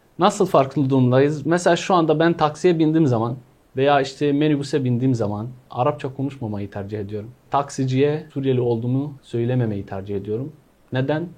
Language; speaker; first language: Turkish; non-native, fluent; Arabic